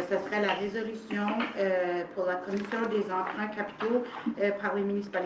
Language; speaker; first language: French; native; French